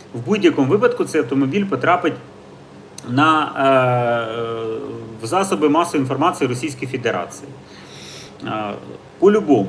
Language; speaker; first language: Ukrainian; native; Ukrainian